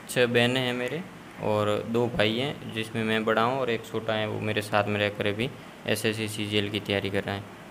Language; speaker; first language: Hindi; native; Hindi